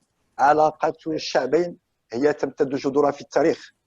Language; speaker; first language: Arabic; native; Arabic